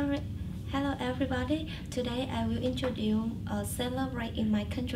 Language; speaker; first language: English; non-native, learner; Vietnamese